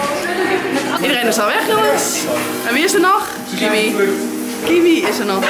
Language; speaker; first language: Dutch; native; Dutch